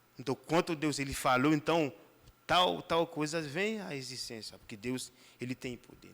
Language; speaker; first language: Portuguese; non-native, fluent; Haitian Creole